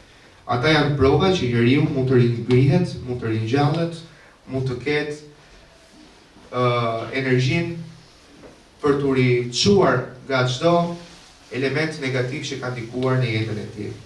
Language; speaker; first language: Albanian; native; Albanian